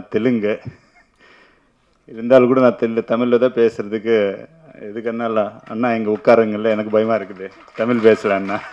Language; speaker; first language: Tamil; non-native, learner; Telugu